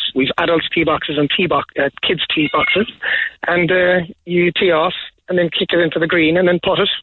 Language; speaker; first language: English; native; English